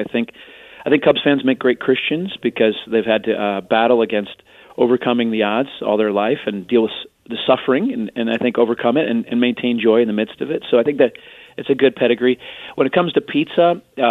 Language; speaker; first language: English; native; English